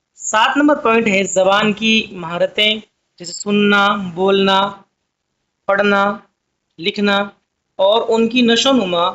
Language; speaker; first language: Urdu; native; Urdu